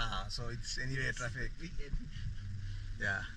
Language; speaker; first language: English; non-native, local second language; Sinhala